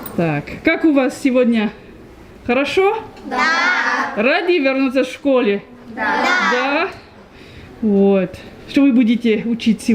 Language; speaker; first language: Russian; non-native, fluent; French